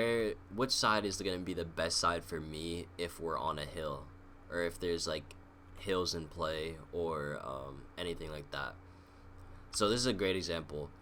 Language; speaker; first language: English; native; English